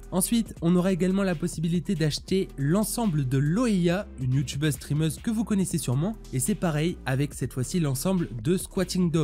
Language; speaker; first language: French; native; French